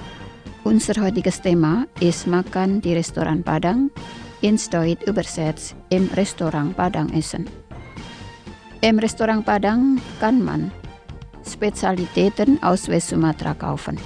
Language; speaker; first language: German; non-native, fluent; Indonesian